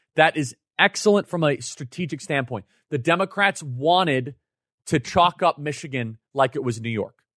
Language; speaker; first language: English; native; English